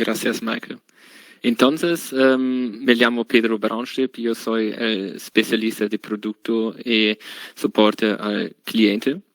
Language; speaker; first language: Spanish; non-native, learner; German